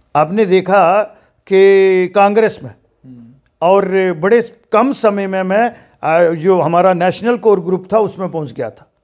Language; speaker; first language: Hindi; non-native, local second language; Dogri